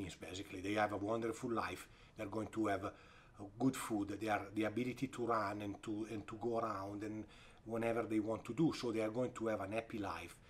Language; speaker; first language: English; non-native, fluent; Italian